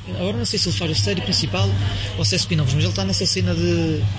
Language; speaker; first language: Portuguese; early bilingual, heritage; French